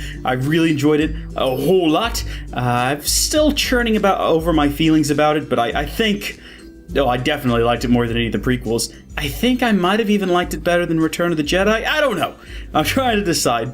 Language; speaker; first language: English; native; English